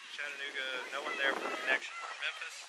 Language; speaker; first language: English; native; English